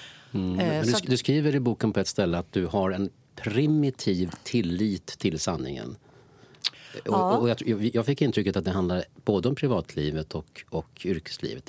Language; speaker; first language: Swedish; native; Swedish